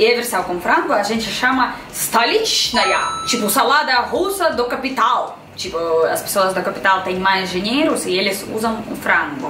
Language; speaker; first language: Portuguese; non-native, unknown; Russian